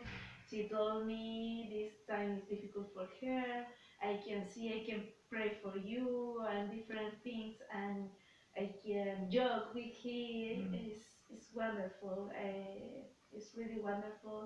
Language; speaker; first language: English; non-native, learner; Spanish